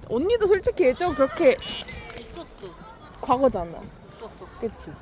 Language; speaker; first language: Korean; native; Korean